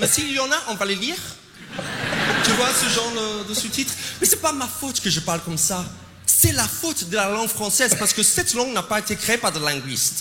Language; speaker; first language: French; non-native, fluent; English